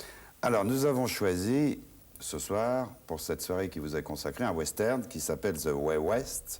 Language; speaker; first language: French; native; French